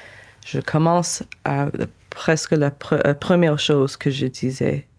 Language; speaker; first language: French; non-native, local second language; English